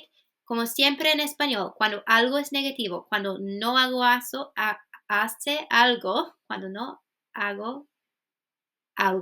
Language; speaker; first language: Spanish; non-native, fluent; English